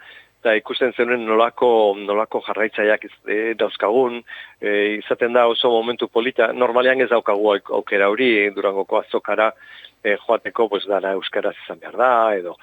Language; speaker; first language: Basque; non-native, local second language; Spanish